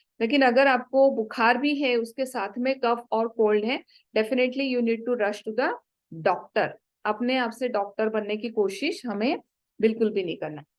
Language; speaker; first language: Hindi; non-native, local second language; Marathi